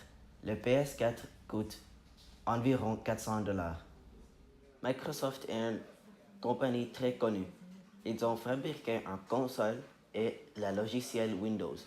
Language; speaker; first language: French; non-native, learner; English